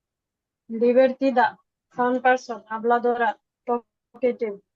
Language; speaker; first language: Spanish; non-native, fluent; Bangla